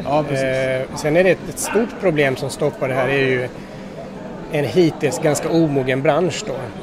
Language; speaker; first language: Swedish; native; Swedish